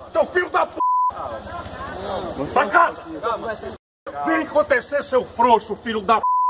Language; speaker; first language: Portuguese; native; Portuguese